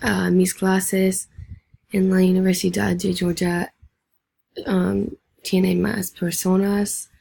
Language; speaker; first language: Spanish; non-native, learner; English